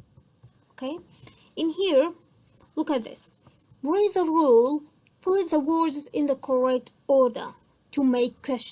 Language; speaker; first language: English; non-native, fluent; Central Kurdish